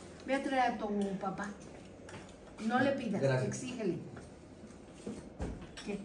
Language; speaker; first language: Spanish; native; Spanish